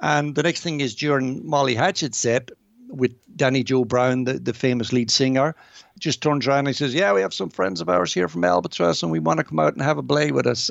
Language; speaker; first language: English; native; English